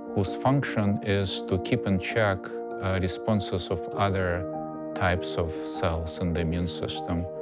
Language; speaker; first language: English; non-native, fluent; Russian